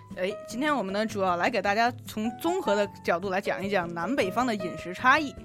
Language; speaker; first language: Chinese; native; Chinese